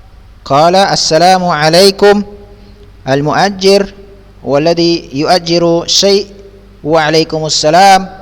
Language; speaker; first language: Arabic; non-native, fluent; Indonesian